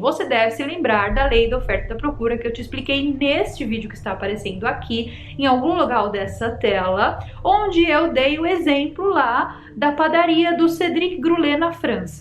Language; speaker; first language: Portuguese; native; Portuguese